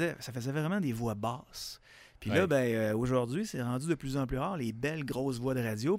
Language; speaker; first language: French; native; French